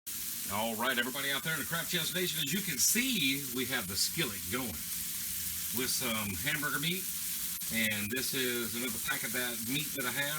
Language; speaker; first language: English; native; English